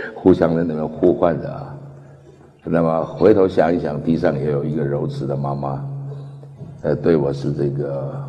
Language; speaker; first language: Chinese; early bilingual, other home language; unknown